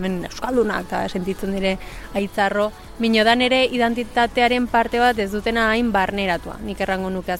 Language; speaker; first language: Basque; early bilingual, other home language; Spanish